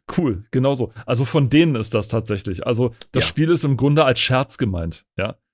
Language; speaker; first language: German; native; German